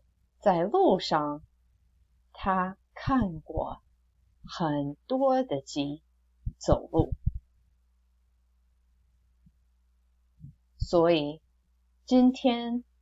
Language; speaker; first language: Chinese; non-native, fluent; English